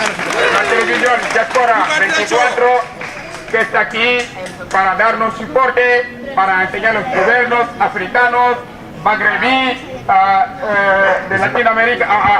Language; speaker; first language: Spanish; non-native, fluent; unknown